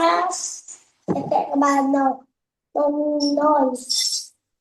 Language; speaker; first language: English; non-native, learner; Vietnamese